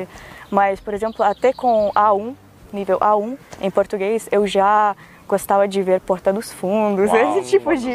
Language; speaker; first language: Portuguese; non-native, fluent; Macedonian